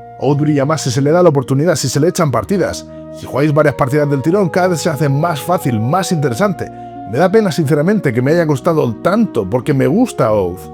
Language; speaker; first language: Spanish; native; Spanish